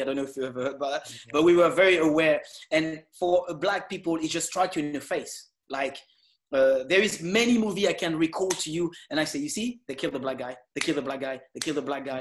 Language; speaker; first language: English; non-native, fluent; French